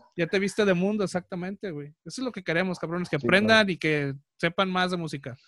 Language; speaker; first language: Spanish; native; Spanish